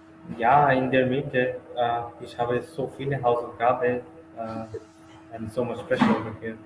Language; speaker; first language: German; non-native, learner; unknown